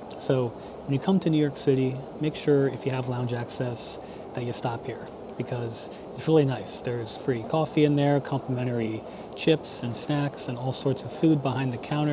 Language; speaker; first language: English; native; English